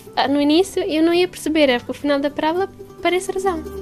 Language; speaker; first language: Portuguese; non-native, learner; Italian